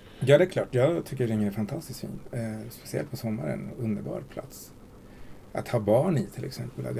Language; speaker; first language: Swedish; early bilingual, other home language; Spanish